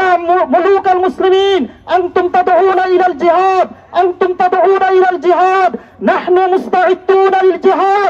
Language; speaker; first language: Arabic; non-native, learner; Bangla